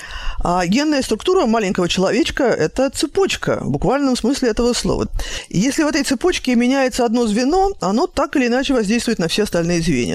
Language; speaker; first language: Russian; native; Russian